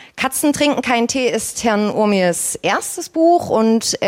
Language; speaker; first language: German; native; German